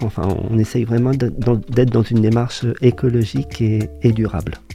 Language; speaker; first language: French; native; French